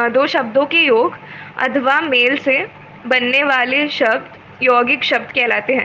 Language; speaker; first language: Hindi; non-native, local second language; Malayalam